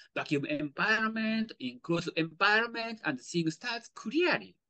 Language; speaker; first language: English; non-native, fluent; Japanese